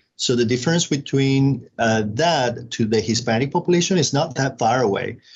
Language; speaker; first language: English; non-native, fluent; Spanish